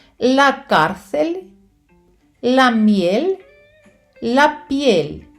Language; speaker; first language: Spanish; non-native, fluent; Ukrainian